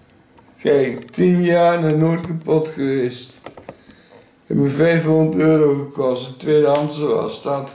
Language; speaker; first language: Dutch; native; Dutch